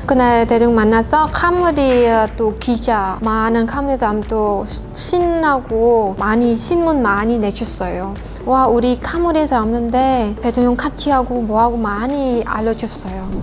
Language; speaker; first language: Korean; non-native, learner; Khmer